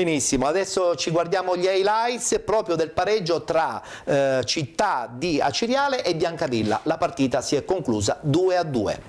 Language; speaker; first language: Italian; native; Italian